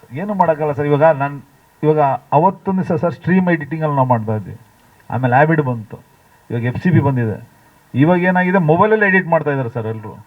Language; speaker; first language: Kannada; native; Kannada